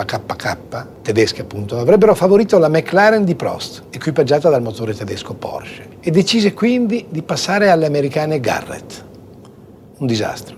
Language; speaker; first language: Italian; native; Italian